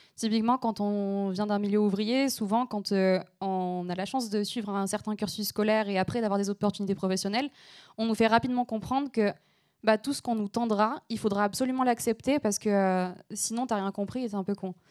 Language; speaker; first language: French; native; French